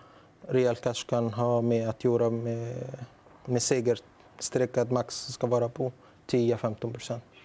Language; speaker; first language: Swedish; non-native, learner; Arabic